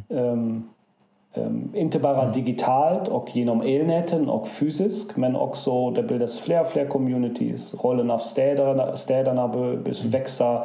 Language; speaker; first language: Swedish; non-native, fluent; German